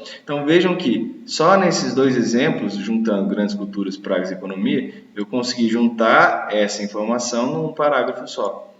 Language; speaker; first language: Portuguese; native; Portuguese